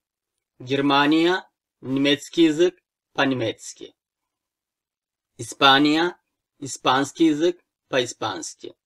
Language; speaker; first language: Russian; non-native, fluent; Turkish